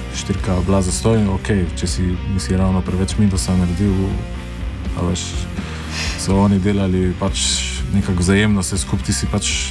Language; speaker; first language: Slovenian; native; Slovenian